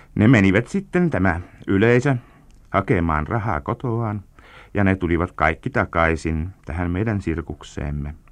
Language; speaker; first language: Finnish; native; Finnish